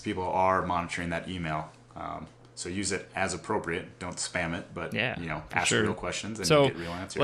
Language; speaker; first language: English; native; English